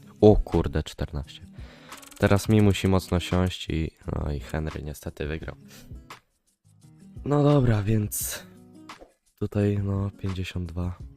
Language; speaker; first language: Polish; native; Polish